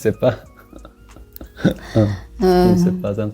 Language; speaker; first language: French; non-native, learner; Korean